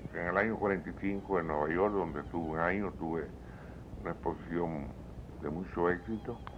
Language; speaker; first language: Spanish; native; Spanish